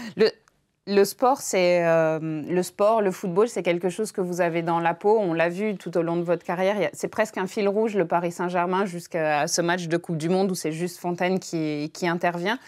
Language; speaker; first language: French; native; French